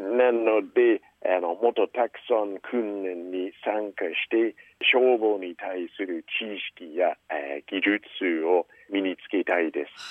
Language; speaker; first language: Japanese; non-native, fluent; English